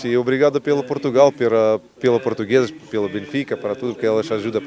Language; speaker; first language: Portuguese; non-native, learner; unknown